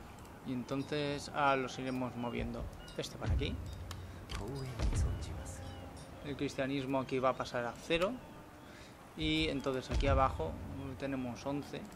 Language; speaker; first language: Spanish; native; Spanish